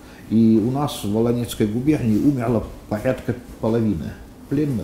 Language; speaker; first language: Russian; native; Russian